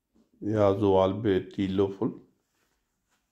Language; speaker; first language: German; non-native, learner; Urdu